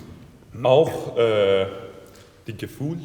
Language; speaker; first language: German; non-native, learner; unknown